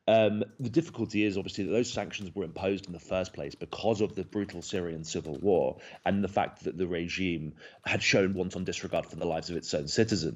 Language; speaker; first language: English; native; English